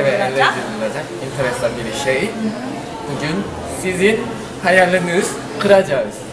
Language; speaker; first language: Turkish; non-native, learner; Korean